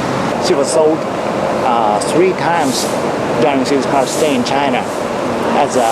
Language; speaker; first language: English; non-native, fluent; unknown